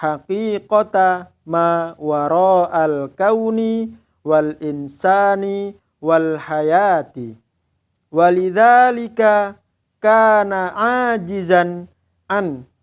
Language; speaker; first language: Arabic; non-native, fluent; Indonesian